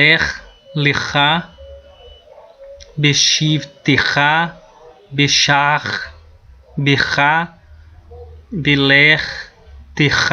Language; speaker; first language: Hebrew; non-native, fluent; Portuguese